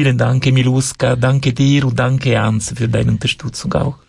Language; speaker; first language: German; non-native, fluent; Italian